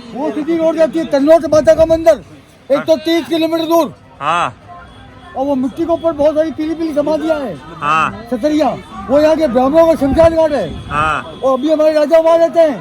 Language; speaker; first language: Hindi; native; Hindi